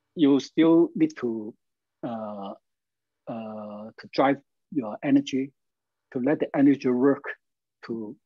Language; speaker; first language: English; non-native, learner; Chinese